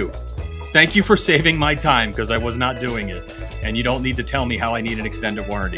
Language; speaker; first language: English; native; English